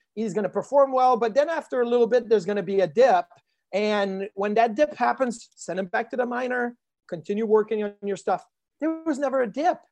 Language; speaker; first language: English; native; English